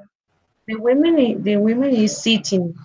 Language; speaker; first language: English; non-native, learner; Spanish